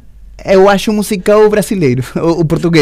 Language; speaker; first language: Portuguese; non-native, learner; Spanish